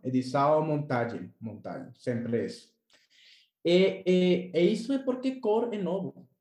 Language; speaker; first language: Portuguese; non-native, learner; Spanish